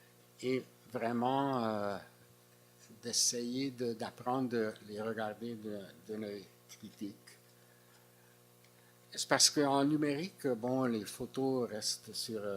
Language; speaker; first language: French; non-native, fluent; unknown